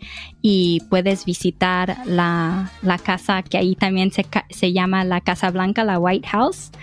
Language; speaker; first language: Spanish; early bilingual, heritage; Spanish